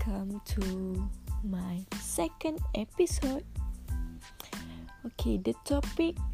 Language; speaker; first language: English; non-native, local second language; Malay